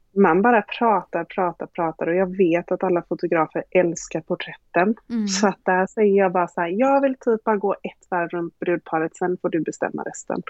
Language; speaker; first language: Swedish; native; Swedish